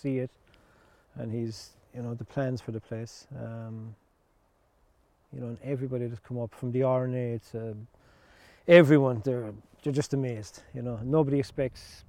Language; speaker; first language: English; native; English